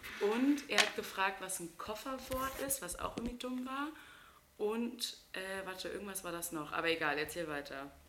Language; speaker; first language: German; native; German